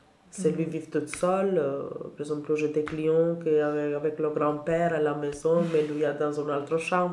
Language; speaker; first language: French; non-native, learner; Albanian